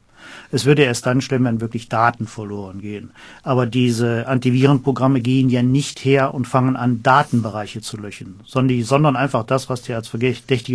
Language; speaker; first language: German; native; German